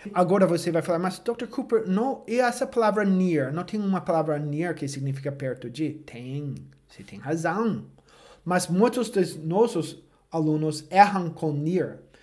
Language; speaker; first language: Portuguese; non-native, fluent; English